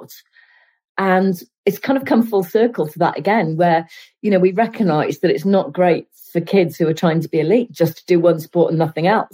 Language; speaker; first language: English; native; English